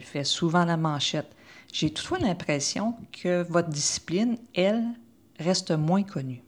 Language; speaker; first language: French; native; French